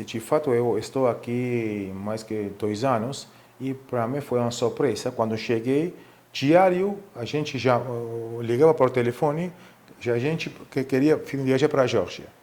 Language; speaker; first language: Portuguese; non-native, fluent; Georgian